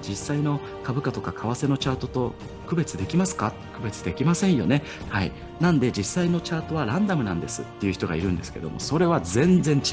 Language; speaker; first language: Japanese; native; Japanese